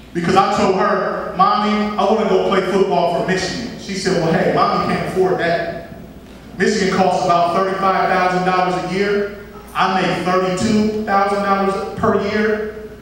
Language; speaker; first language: English; native; English